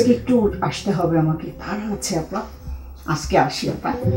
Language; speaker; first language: Bangla; non-native, fluent; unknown